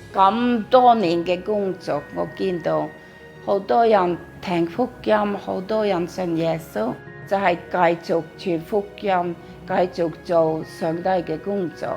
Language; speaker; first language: Cantonese; non-native, fluent; Norwegian